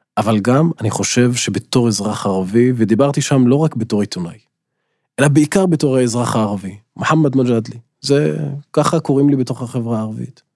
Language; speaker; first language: Hebrew; non-native, local second language; Arabic